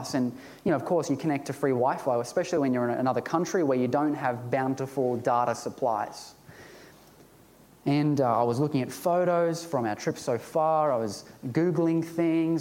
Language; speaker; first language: English; native; English